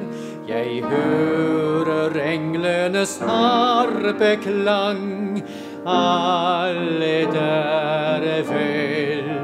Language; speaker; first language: Norwegian; native; Norwegian